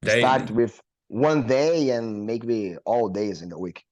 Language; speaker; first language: English; non-native, learner; Portuguese